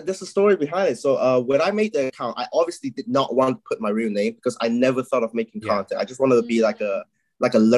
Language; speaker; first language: English; non-native, local second language; Chinese